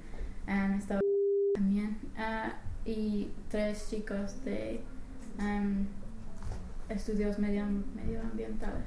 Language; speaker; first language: Spanish; non-native, fluent; English